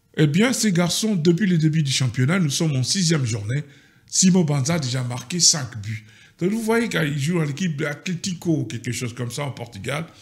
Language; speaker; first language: French; non-native, local second language; Lingala